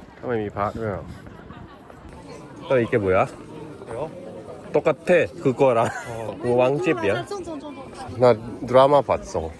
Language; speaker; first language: Korean; non-native, learner; Thai